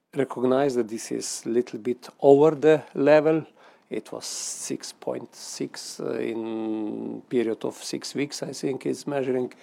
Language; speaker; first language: English; non-native, fluent; Slovenian